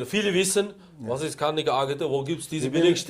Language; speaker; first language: German; non-native, learner; Uzbek